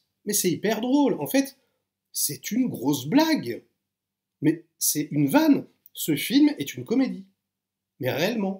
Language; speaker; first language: French; native; French